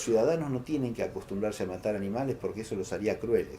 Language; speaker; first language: Spanish; native; Spanish